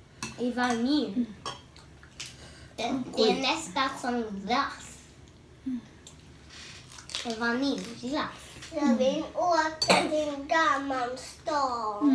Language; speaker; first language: Swedish; early bilingual, other home language; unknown